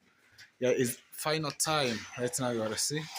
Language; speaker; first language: English; non-native, learner; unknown